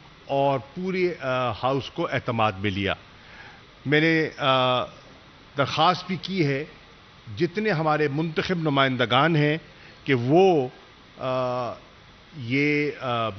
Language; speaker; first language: Urdu; non-native, local second language; Saraiki